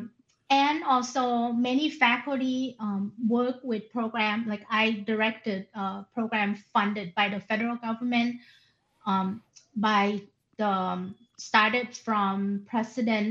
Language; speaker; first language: English; non-native, fluent; Thai